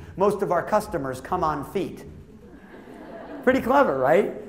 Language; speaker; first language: English; native; English